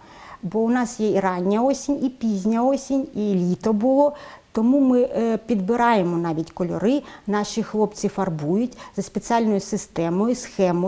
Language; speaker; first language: Ukrainian; native; Ukrainian